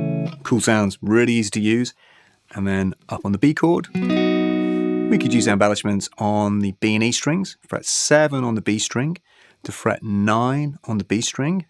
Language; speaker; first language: English; native; English